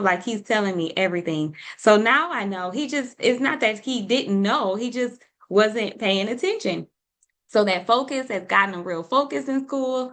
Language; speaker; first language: English; native; English